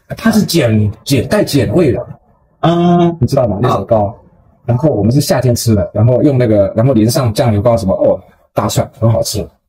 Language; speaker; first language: Chinese; native; Chinese